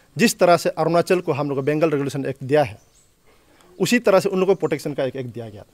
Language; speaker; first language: Hindi; non-native, local second language; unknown